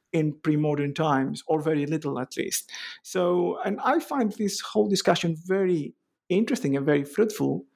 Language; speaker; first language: English; non-native, fluent; Greek